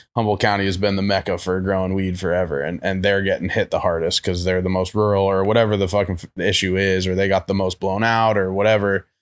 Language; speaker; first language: English; native; English